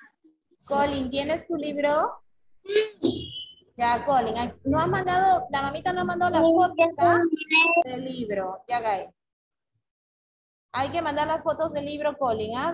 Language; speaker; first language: Spanish; native; Spanish